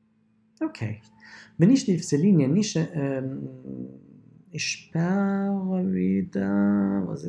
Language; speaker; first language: German; non-native, fluent; Italian